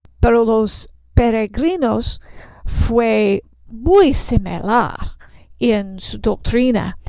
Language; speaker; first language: Spanish; non-native, learner; English